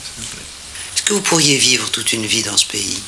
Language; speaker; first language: French; native; French